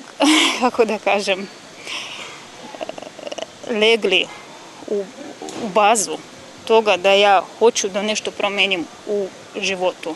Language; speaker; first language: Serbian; non-native, learner; Russian